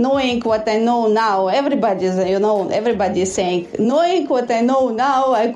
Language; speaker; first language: English; non-native, fluent; Russian